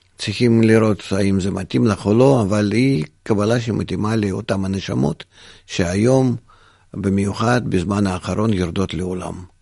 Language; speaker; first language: Hebrew; non-native, fluent; Russian